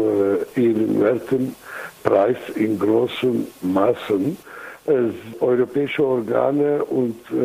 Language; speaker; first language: German; non-native, fluent; Kurdish